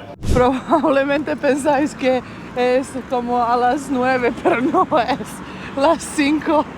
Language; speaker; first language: Spanish; non-native, learner; Bosnian